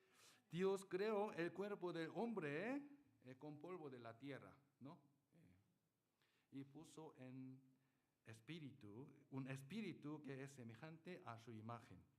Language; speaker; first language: Spanish; non-native, learner; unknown